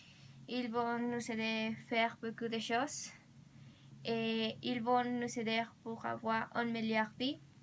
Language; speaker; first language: French; non-native, learner; Spanish